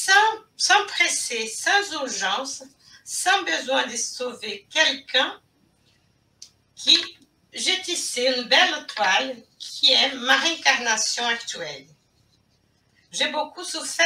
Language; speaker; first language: French; non-native, fluent; Portuguese